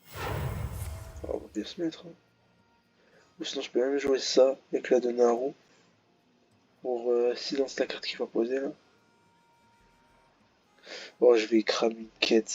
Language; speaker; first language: French; native; French